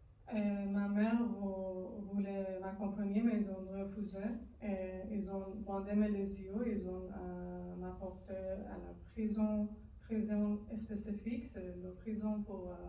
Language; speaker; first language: French; non-native, learner; Persian